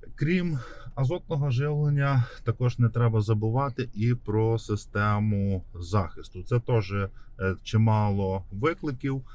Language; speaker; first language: Ukrainian; native; Ukrainian